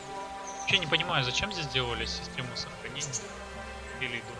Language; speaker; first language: Russian; native; Russian